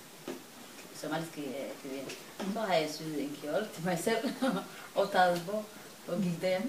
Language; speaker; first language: Danish; non-native, learner; Somali